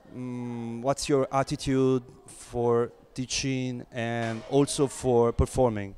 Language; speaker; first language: English; non-native, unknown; Italian